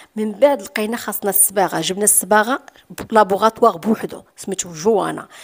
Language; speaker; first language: Arabic; native; Arabic